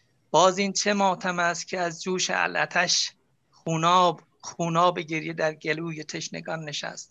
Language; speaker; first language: Persian; non-native, local second language; Azerbaijani